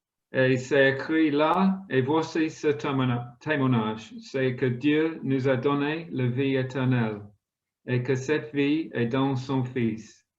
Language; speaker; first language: French; non-native, fluent; English